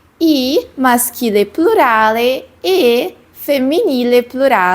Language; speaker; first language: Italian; non-native, fluent; Portuguese